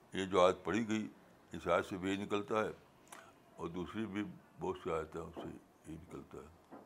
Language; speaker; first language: Urdu; native; Urdu